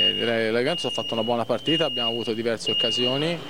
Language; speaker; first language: Italian; native; Italian